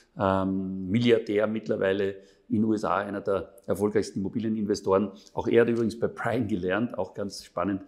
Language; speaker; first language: German; native; German